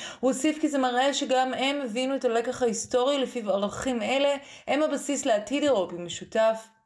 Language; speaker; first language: Hebrew; native; Hebrew